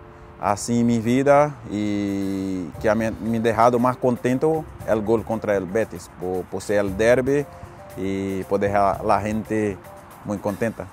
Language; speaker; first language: Spanish; non-native, fluent; Portuguese